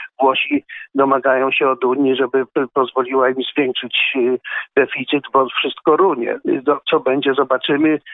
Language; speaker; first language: Polish; native; Polish